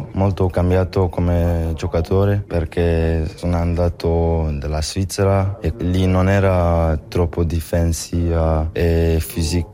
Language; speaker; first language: Italian; non-native, local second language; French